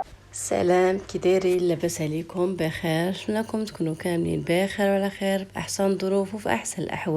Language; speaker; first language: Arabic; native; Arabic